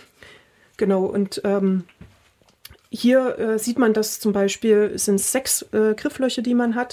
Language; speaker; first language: German; native; German